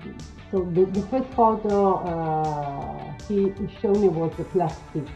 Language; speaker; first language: English; non-native, learner; Italian